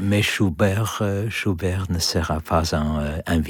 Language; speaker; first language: French; non-native, learner; English